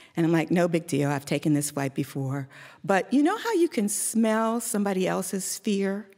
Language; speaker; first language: English; native; English